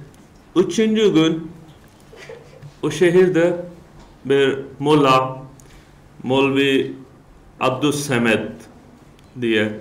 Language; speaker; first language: Turkish; non-native, learner; Urdu